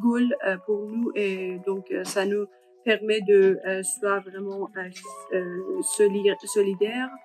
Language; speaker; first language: French; non-native, learner; Persian